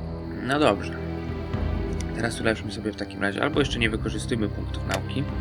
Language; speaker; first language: Polish; native; Polish